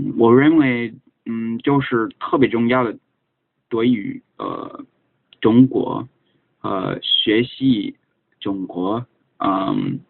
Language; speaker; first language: Chinese; non-native, learner; English